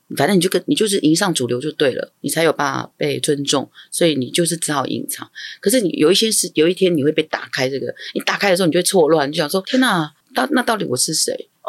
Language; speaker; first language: Chinese; non-native, local second language; Amis